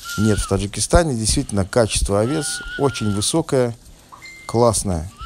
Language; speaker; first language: Russian; non-native, local second language; Tajik